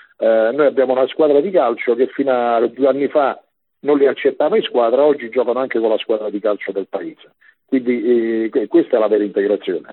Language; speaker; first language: Italian; native; Italian